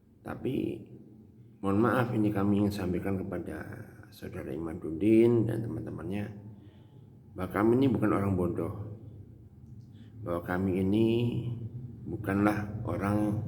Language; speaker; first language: Indonesian; native; Indonesian